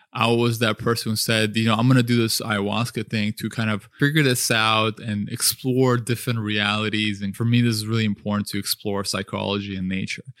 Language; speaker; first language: English; early bilingual, other home language; Russian